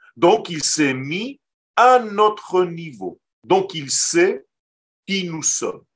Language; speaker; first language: French; non-native, fluent; Hebrew